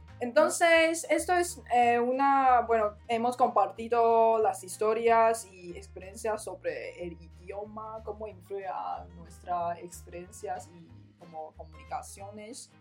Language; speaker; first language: Spanish; non-native, learner; Chinese